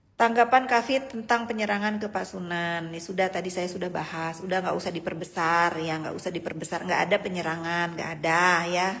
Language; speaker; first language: Indonesian; native; Indonesian